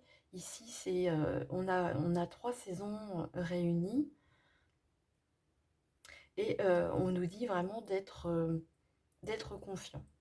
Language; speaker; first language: French; native; French